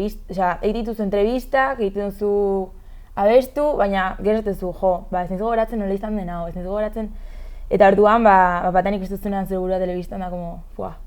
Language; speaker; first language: Basque; non-native, local second language; Spanish